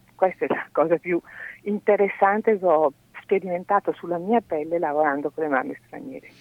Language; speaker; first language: Italian; native; Italian